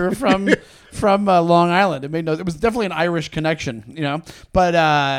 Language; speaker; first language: English; native; English